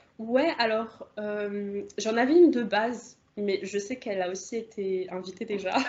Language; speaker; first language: French; native; French